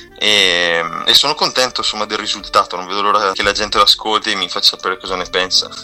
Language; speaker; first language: Italian; native; Italian